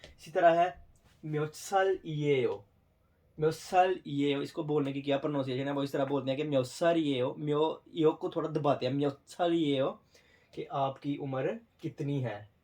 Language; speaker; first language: Urdu; native; Urdu